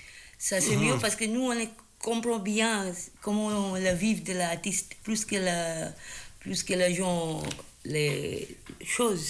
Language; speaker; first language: French; non-native, learner; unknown